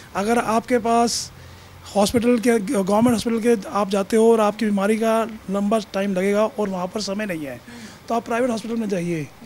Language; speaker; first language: Hindi; native; Hindi